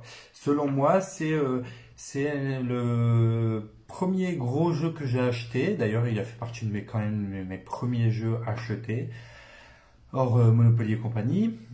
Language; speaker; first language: French; native; French